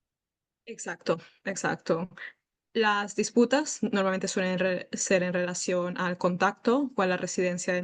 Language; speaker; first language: Spanish; native; Spanish